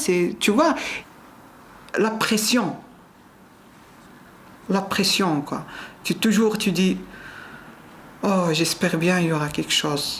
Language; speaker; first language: French; non-native, learner; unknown